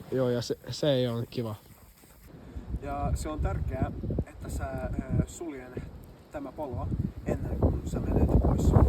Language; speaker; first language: Finnish; non-native, local second language; Swedish